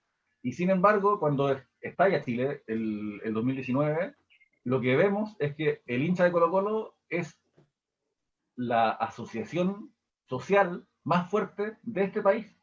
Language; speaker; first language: Spanish; native; Spanish